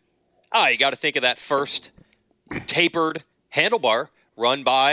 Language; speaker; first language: English; native; English